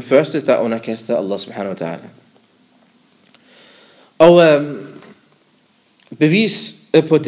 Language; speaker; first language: Danish; non-native, fluent; Arabic